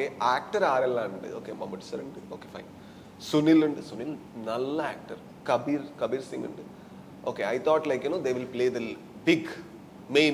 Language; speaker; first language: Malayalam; non-native, learner; Kannada